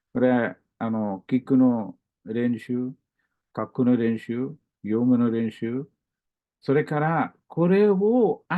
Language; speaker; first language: Japanese; non-native, learner; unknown